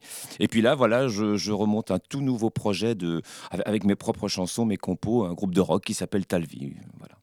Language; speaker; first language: French; native; French